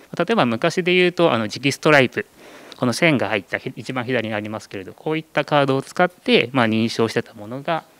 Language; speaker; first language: Japanese; native; Japanese